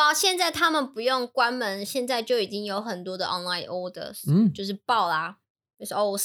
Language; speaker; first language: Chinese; native; Chinese